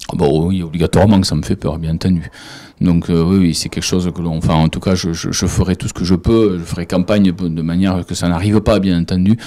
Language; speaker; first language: French; native; French